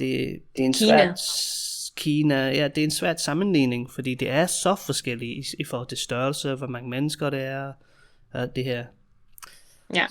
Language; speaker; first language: Danish; non-native, fluent; English